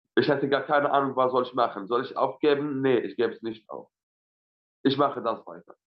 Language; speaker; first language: German; non-native, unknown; Arabic